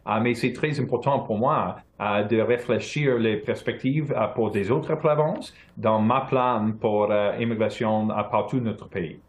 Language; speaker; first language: French; non-native, local second language; English